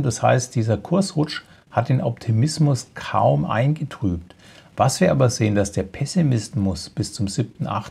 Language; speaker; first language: German; native; German